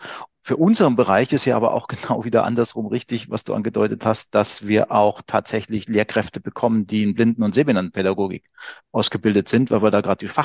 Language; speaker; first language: German; native; German